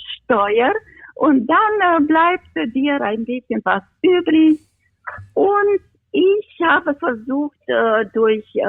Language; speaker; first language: German; non-native, fluent; Romanian